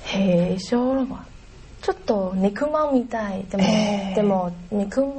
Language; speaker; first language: Japanese; non-native, learner; Chinese